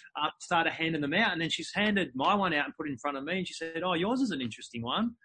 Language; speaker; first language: English; native; English